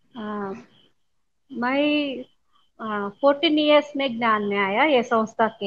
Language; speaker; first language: Hindi; non-native, local second language; Telugu